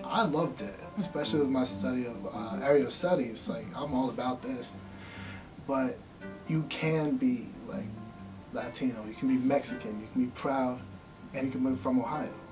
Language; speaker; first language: English; early bilingual, other home language; Spanish